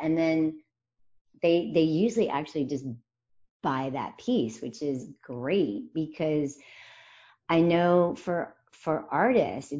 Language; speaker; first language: English; native; English